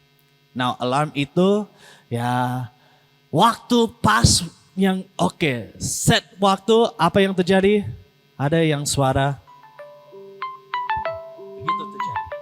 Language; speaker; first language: Indonesian; non-native, learner; English